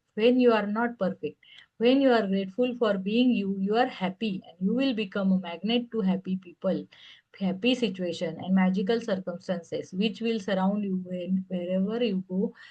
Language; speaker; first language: English; non-native, local second language; Marathi